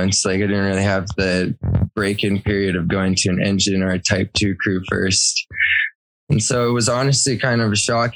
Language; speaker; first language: English; native; English